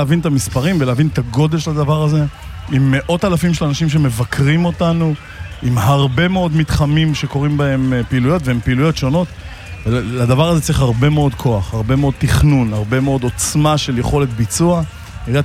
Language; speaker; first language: Hebrew; native; Hebrew